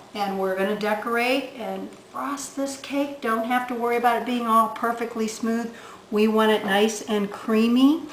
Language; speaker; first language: English; native; English